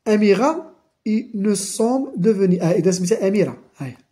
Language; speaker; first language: French; non-native, local second language; Arabic